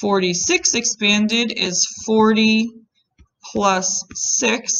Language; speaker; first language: English; native; English